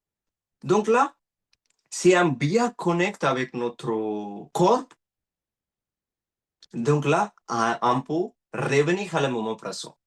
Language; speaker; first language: French; non-native, learner; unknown